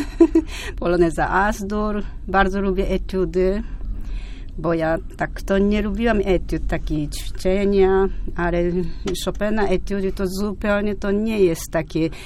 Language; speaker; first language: Polish; non-native, fluent; Japanese